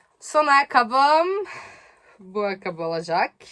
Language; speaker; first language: Turkish; non-native, learner; Serbian